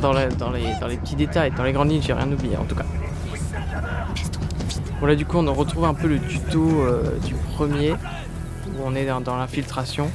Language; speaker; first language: French; native; French